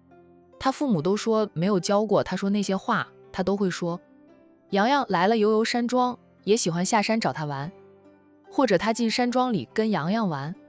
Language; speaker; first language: Chinese; native; Chinese